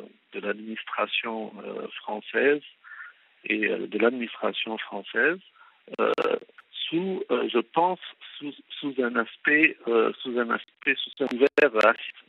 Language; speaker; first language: French; non-native, local second language; Arabic